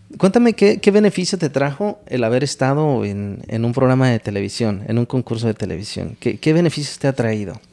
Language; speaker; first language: Spanish; native; Spanish